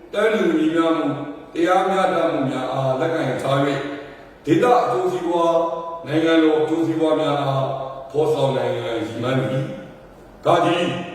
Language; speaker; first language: Burmese; non-native, local second language; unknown